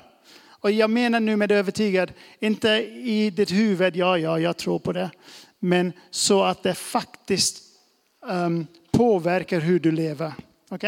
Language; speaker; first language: Swedish; non-native, fluent; English